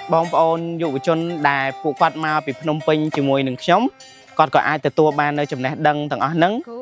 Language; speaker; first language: Khmer; non-native, local second language; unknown